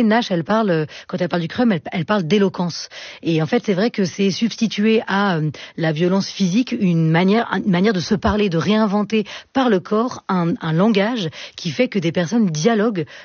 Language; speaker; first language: French; native; French